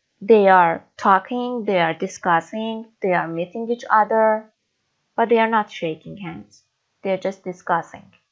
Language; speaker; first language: English; non-native, fluent; Persian